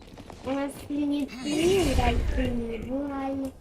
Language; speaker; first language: Russian; native; Russian